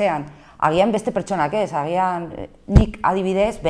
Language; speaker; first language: Basque; non-native, local second language; Spanish